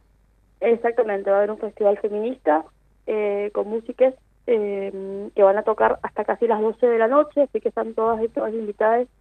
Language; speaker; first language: Spanish; native; Spanish